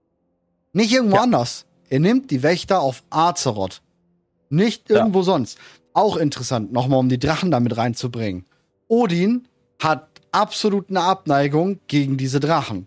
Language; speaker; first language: German; native; German